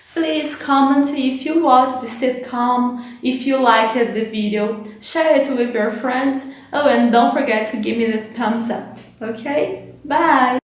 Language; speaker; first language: English; non-native, fluent; Portuguese